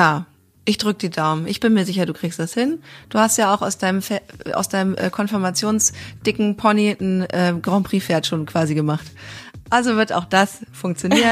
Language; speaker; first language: German; native; German